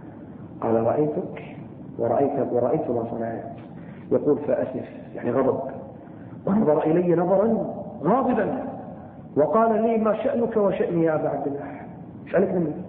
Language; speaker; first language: Arabic; native; Arabic